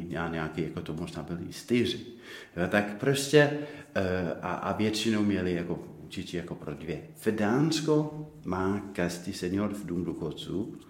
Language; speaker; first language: Czech; non-native, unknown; Danish